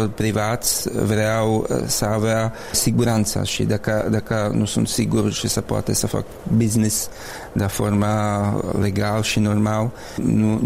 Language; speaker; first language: Romanian; non-native, learner; Czech